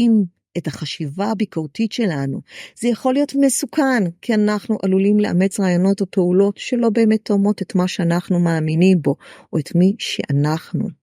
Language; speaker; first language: Hebrew; native; Hebrew